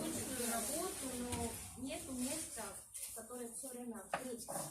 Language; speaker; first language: Russian; non-native, local second language; Estonian